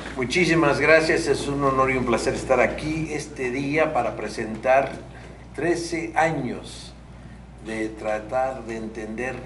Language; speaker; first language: Spanish; early bilingual, heritage; Spanish